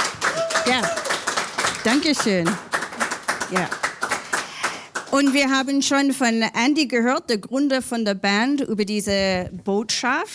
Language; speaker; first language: German; non-native, fluent; English